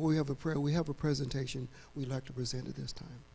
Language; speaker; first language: English; native; English